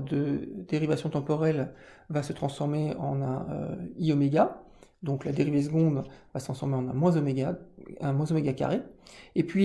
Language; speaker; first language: French; native; French